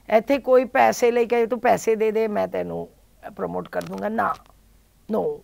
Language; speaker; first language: Punjabi; early bilingual, heritage; Punjabi